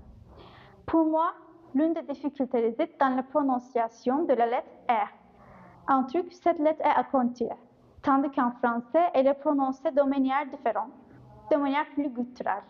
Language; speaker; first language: French; non-native, fluent; Turkish